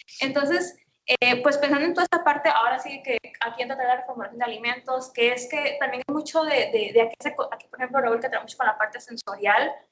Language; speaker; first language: Spanish; native; Spanish